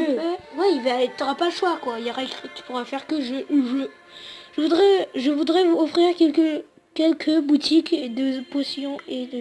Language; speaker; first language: French; native; French